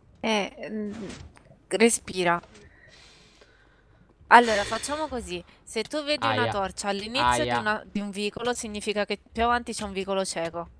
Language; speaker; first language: Italian; native; Italian